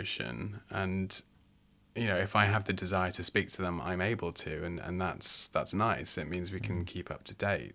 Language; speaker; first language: English; native; English